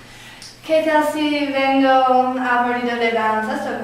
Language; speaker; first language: Spanish; non-native, learner; English